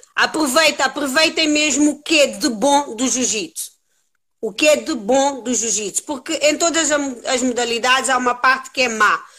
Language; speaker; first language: Portuguese; non-native, local second language; Kabuverdianu